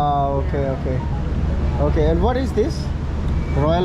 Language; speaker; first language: English; non-native, local second language; Hindi